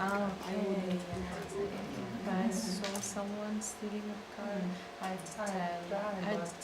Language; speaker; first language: English; non-native, learner; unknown